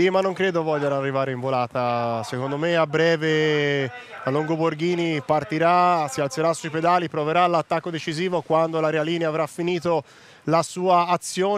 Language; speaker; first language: Italian; native; Italian